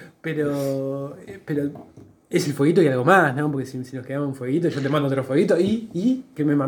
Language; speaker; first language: Spanish; native; Spanish